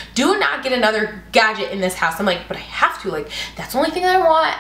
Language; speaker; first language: English; native; English